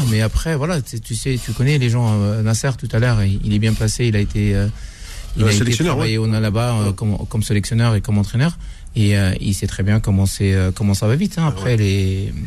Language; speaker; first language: French; non-native, local second language; Arabic